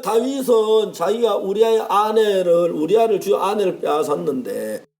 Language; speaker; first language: Korean; native; Korean